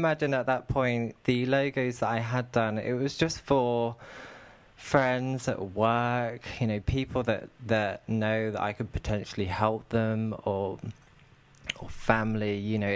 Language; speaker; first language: English; native; English